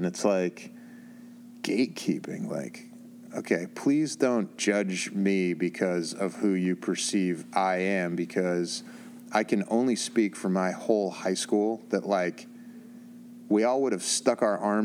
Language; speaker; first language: English; native; English